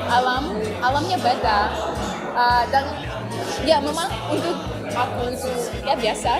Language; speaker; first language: Indonesian; non-native, fluent; Russian